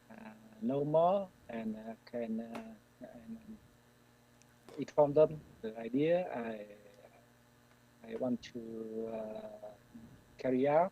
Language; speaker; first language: English; non-native, learner; Vietnamese